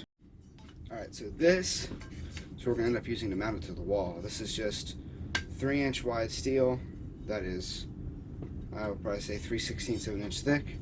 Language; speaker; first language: English; native; English